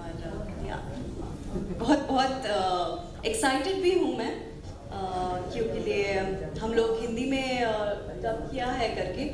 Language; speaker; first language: Hindi; non-native, local second language; Kannada